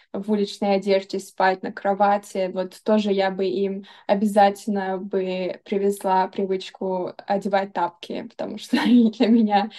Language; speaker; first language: Russian; early bilingual, heritage; Russian